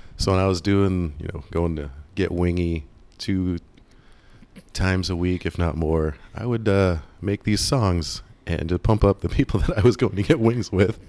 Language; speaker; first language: English; native; English